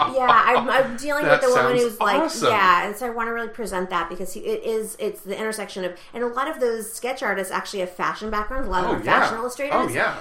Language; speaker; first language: English; native; English